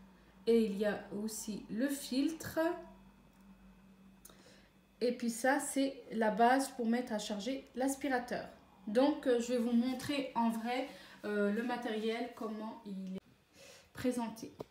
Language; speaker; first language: French; native; French